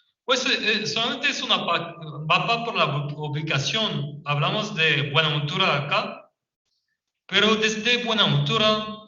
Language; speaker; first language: Spanish; non-native, fluent; French